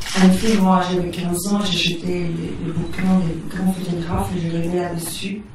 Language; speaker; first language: French; non-native, fluent; Italian